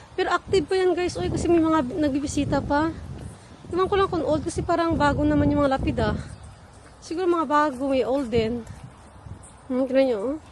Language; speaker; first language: Filipino; non-native, local second language; Hiligaynon